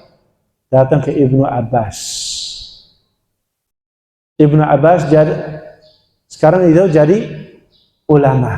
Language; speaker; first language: Indonesian; non-native, fluent; Dutch